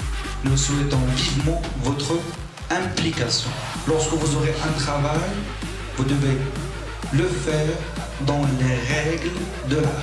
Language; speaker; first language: French; non-native, local second language; Arabic